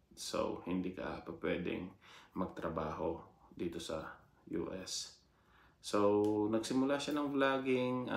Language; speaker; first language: Filipino; native; Filipino